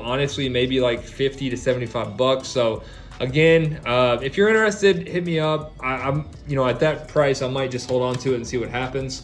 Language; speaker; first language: English; native; English